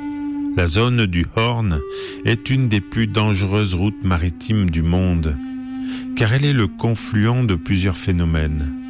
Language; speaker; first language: French; native; French